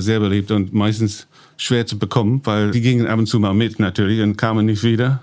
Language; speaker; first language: German; non-native, fluent; English